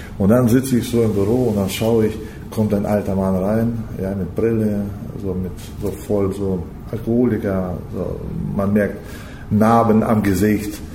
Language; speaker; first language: German; early bilingual, heritage; German